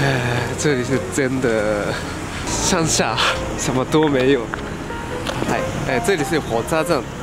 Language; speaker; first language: Chinese; non-native, fluent; Japanese